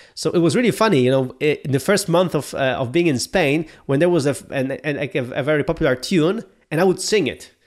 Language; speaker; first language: English; non-native, fluent; Polish